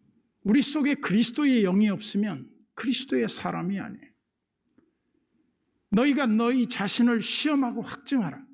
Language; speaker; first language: Korean; native; Korean